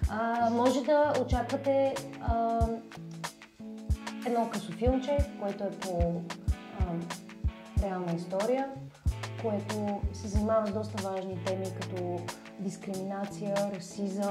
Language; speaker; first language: Bulgarian; native; Bulgarian